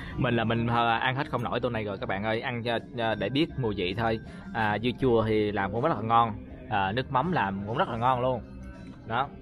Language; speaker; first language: Vietnamese; native; Vietnamese